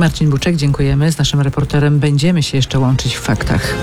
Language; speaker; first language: Polish; native; Polish